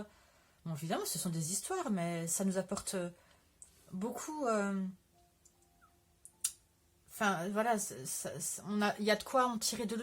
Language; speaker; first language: French; native; French